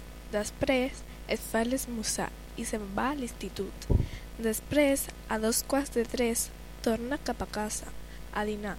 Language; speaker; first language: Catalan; non-native, learner; Spanish